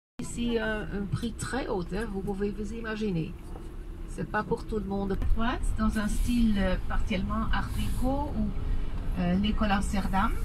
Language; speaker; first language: French; non-native, fluent; Dutch